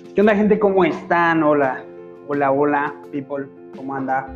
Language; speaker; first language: Spanish; native; Spanish